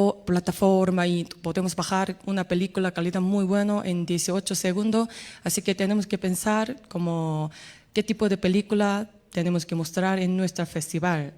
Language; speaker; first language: Spanish; non-native, fluent; Korean